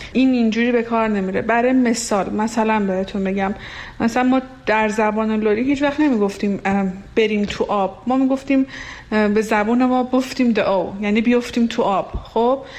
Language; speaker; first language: Persian; non-native, local second language; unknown